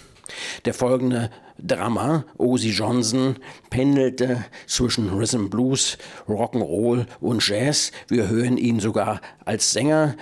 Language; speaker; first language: German; native; German